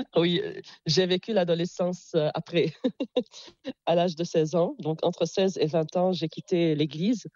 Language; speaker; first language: French; non-native, local second language; Arabic